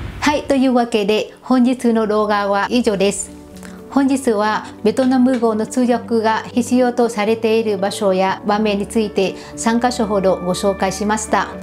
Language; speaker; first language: Japanese; non-native, fluent; Vietnamese